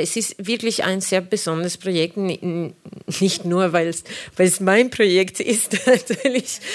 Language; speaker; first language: German; non-native, fluent; Spanish